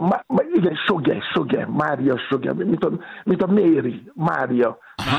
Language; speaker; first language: Hungarian; non-native, fluent; Yoruba